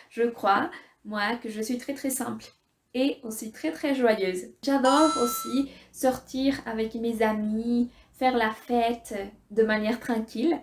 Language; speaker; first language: French; non-native, fluent; Spanish